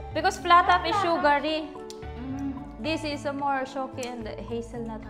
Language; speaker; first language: English; non-native, local second language; Filipino